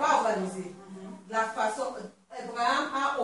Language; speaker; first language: French; non-native, learner; Swahili